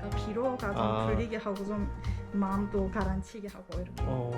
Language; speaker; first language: Korean; early bilingual, heritage; Korean